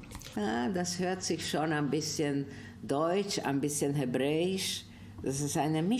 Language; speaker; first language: German; non-native, fluent; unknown